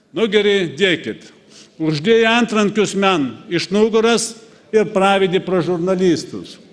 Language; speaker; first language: Lithuanian; non-native, fluent; Russian